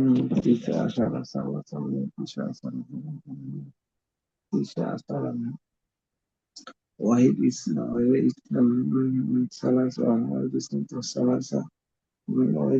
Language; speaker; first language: Arabic; non-native, learner; Bangla